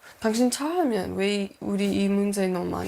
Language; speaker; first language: Korean; non-native, learner; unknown